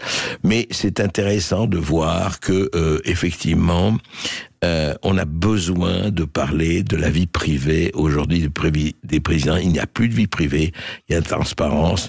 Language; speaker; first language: French; native; French